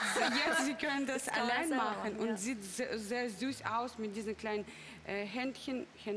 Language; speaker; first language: German; non-native, fluent; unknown